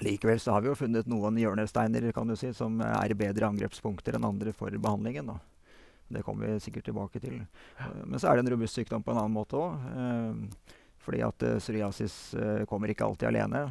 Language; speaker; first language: Norwegian; native; Norwegian